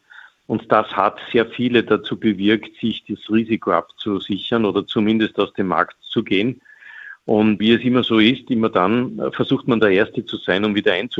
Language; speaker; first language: German; native; German